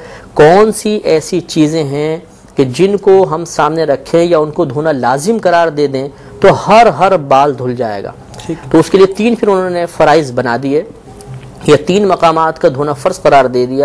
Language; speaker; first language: Urdu; native; Urdu